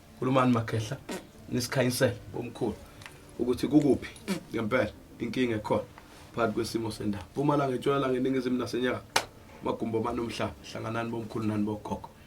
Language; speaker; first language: Zulu; native; Zulu